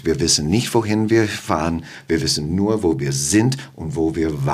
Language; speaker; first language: German; non-native, fluent; English